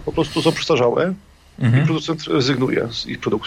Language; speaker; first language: Polish; native; Polish